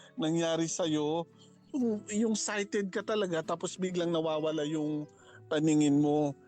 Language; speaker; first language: Filipino; non-native, local second language; Chavacano